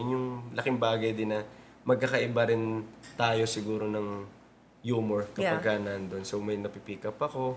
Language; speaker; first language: Filipino; native; Filipino